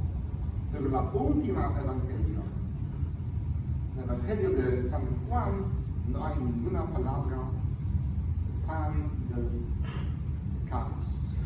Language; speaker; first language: Spanish; non-native, fluent; Polish